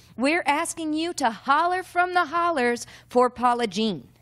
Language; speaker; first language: English; native; English